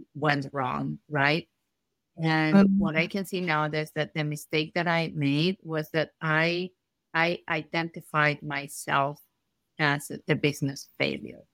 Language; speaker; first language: English; non-native, fluent; Spanish